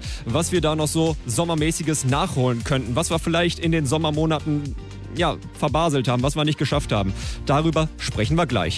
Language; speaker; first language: German; native; German